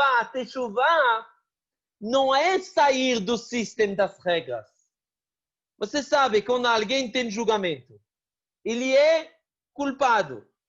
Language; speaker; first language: Portuguese; non-native, fluent; Hebrew